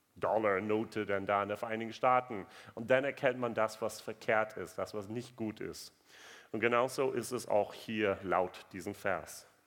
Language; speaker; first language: German; non-native, fluent; English